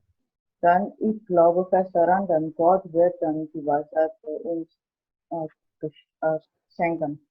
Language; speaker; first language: German; non-native, learner; Indonesian